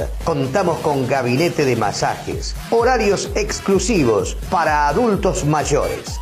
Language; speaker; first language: Spanish; native; Spanish